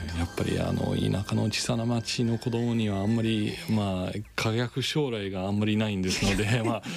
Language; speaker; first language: Japanese; non-native, fluent; English